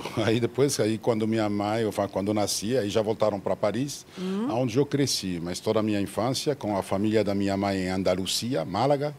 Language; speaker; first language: Portuguese; non-native, fluent; French